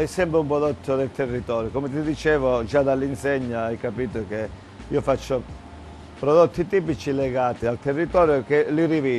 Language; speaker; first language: Italian; native; Italian